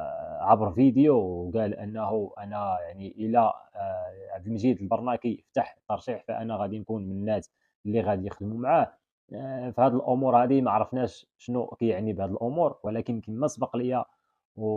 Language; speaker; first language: Arabic; native; Arabic